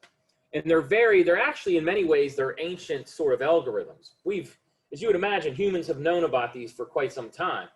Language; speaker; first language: English; native; English